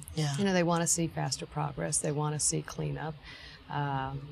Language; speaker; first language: English; native; English